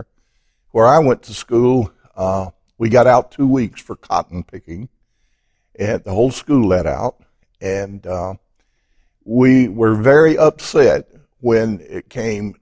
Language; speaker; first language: English; native; English